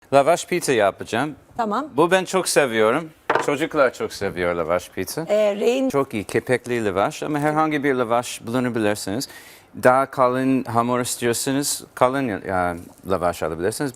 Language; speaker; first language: Turkish; non-native, learner; English